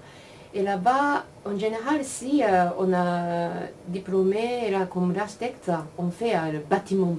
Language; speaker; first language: French; non-native, learner; Japanese